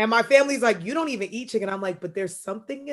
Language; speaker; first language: English; native; English